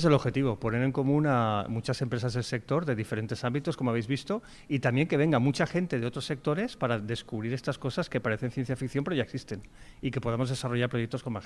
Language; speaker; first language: Spanish; native; Spanish